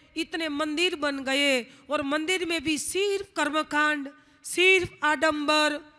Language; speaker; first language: Hindi; non-native, local second language; Gujarati